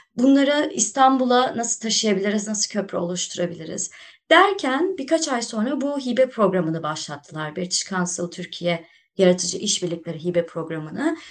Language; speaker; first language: Turkish; native; Turkish